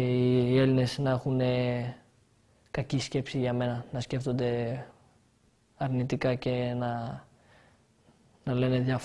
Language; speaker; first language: Greek; early bilingual, other home language; Albanian